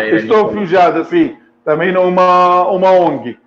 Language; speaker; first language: Portuguese; non-native, fluent; Arabic